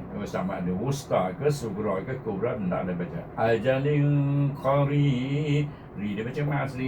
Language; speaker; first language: Malay; native; Malay